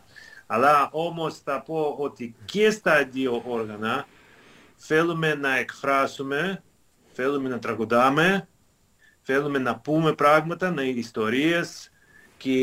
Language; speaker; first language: Greek; non-native, fluent; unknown